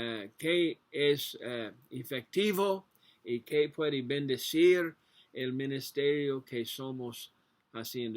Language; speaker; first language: Spanish; non-native, learner; English